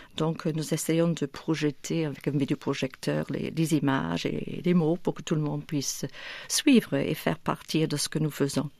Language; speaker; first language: French; non-native, fluent; English